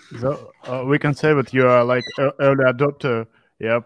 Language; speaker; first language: English; non-native, fluent; Russian